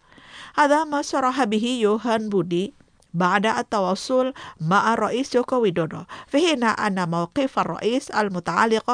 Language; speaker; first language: Arabic; non-native, fluent; Indonesian